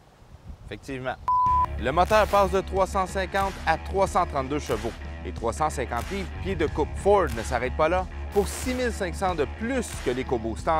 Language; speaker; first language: French; native; French